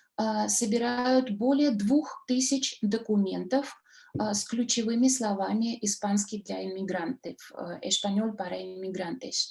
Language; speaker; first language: Russian; native; Russian